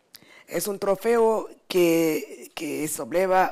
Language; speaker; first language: Spanish; non-native, fluent; French